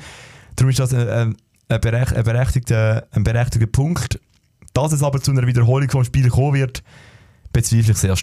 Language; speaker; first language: German; native; German